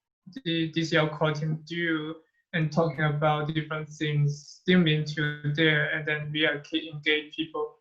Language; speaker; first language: English; non-native, fluent; Chinese